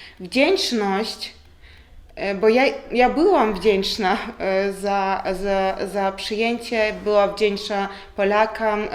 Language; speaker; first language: Polish; non-native, learner; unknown